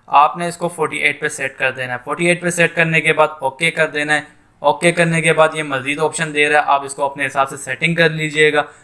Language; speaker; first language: Hindi; native; Hindi